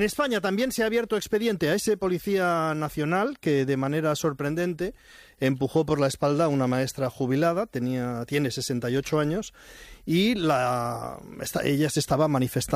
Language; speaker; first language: Spanish; native; Spanish